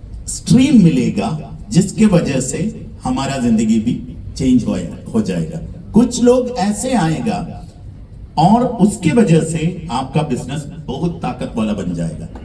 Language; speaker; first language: Hindi; non-native, learner; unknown